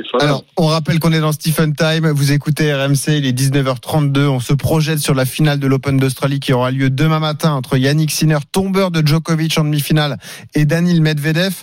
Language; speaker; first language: French; native; French